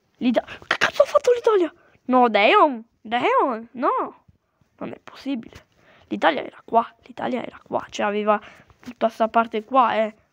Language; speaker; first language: Italian; native; Italian